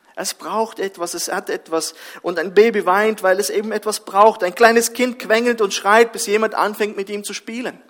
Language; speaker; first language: German; early bilingual, other home language; Russian